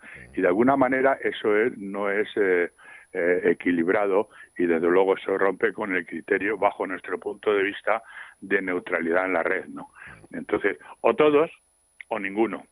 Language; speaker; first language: Spanish; native; Spanish